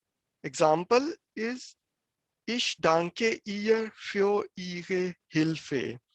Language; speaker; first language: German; non-native, fluent; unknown